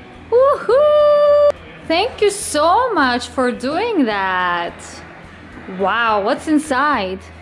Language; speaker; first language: English; non-native, fluent; Turkish